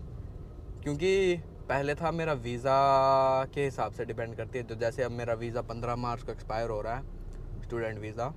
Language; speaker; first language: Hindi; native; Hindi